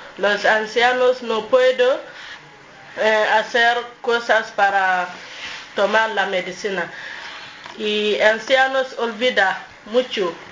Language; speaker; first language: Spanish; non-native, learner; English